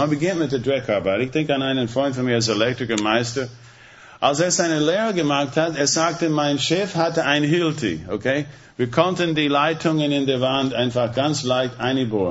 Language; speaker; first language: German; non-native, fluent; English